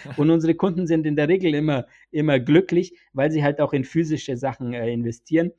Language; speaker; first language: German; early bilingual, other home language; Bosnian